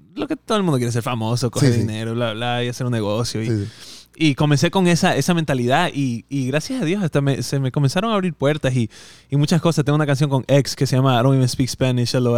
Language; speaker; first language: Spanish; native; Spanish